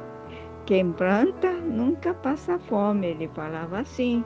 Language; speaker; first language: Portuguese; early bilingual, other home language; Japanese